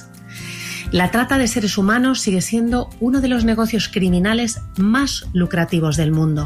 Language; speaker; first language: Spanish; native; Spanish